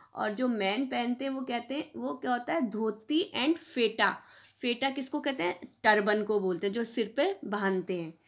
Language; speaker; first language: Hindi; native; Hindi